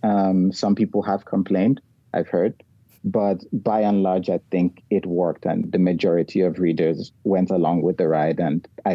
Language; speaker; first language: English; non-native, local second language; Yoruba